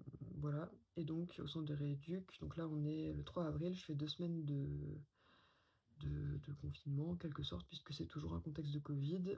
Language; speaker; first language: French; native; French